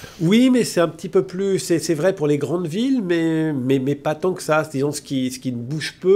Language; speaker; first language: French; native; French